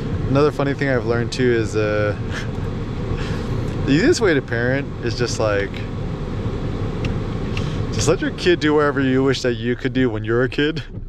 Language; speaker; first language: English; early bilingual, other home language; Korean